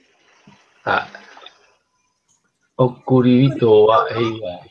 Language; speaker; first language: Japanese; non-native, learner; Spanish